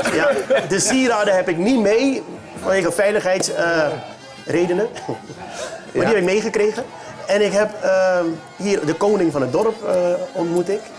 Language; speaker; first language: Dutch; native; Dutch